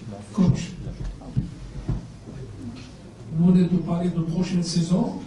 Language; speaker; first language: French; non-native, local second language; Arabic